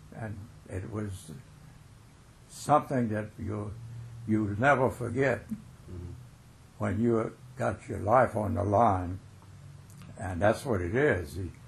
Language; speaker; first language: English; early bilingual, other home language; French